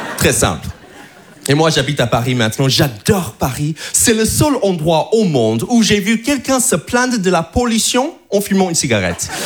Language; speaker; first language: French; non-native, fluent; English